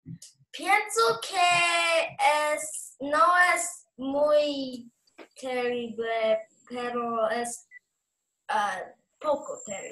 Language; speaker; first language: Spanish; non-native, learner; English